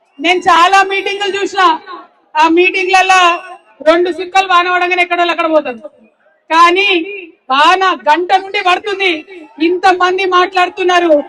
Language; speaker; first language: Telugu; native; Telugu